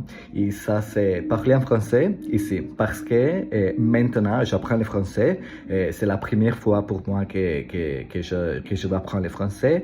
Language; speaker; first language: French; non-native, learner; Italian